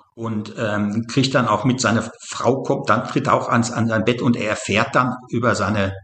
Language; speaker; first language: German; native; German